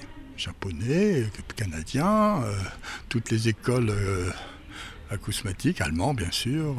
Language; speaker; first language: French; native; French